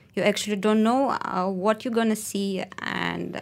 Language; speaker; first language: English; non-native, fluent; Russian